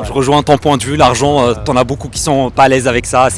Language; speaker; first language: French; native; French